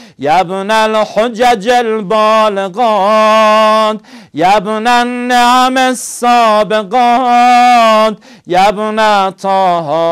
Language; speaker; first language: Arabic; non-native, fluent; Persian